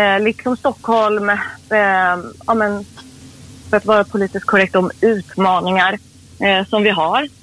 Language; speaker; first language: Swedish; early bilingual, other home language; Persian